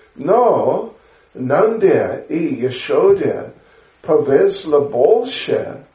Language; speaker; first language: Russian; non-native, learner; English